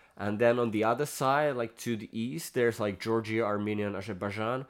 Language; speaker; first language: English; non-native, fluent; Finnish